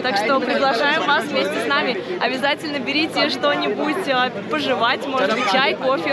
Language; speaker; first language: Russian; native; Russian